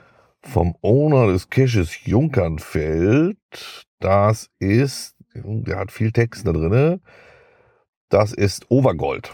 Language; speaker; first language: German; native; German